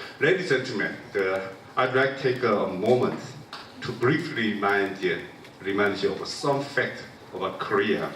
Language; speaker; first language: English; non-native, local second language; Korean